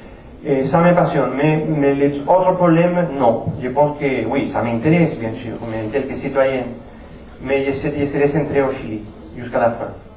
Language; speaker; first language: French; non-native, fluent; Spanish